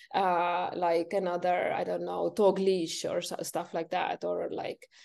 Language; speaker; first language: English; non-native, fluent; Estonian